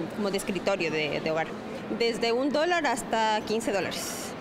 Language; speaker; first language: Spanish; non-native, fluent; German